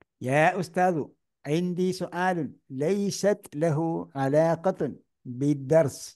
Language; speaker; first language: Arabic; non-native, fluent; Malayalam